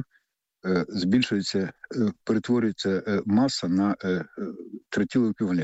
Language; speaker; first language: Ukrainian; native; Ukrainian